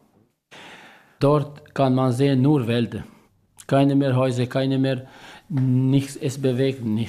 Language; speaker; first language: German; non-native, learner; Albanian